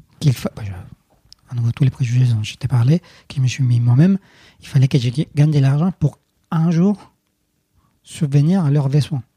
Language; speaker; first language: French; non-native, fluent; Spanish